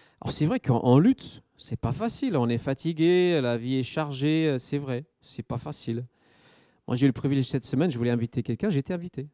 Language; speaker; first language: French; native; French